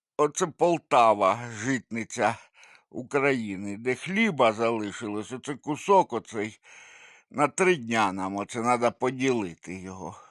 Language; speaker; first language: Ukrainian; native; Ukrainian